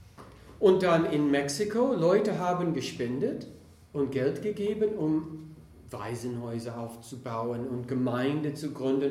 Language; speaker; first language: German; non-native, fluent; English